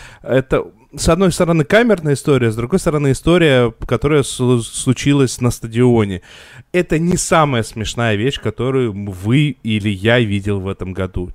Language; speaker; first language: Russian; native; Russian